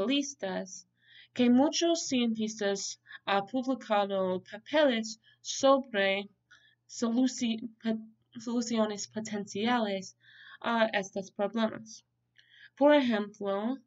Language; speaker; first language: Spanish; non-native, learner; English